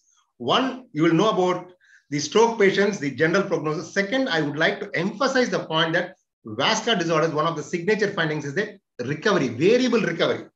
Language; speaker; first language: English; non-native, local second language; Telugu